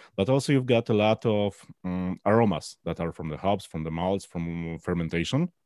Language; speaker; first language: English; non-native, fluent; Polish